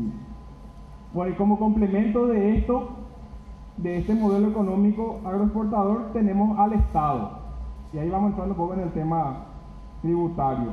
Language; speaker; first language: Spanish; native; Spanish